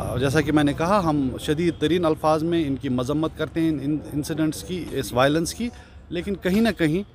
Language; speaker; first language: Urdu; non-native, local second language; Kashmiri